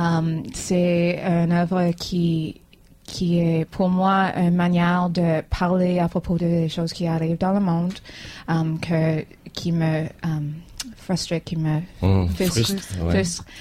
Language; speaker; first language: French; non-native, fluent; English